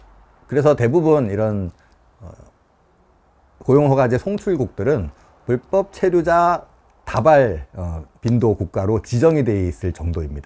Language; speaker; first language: Korean; non-native, local second language; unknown